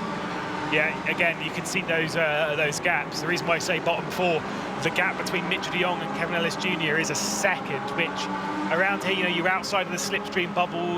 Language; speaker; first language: English; native; English